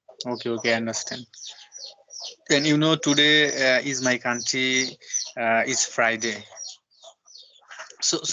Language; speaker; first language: English; non-native, learner; Bangla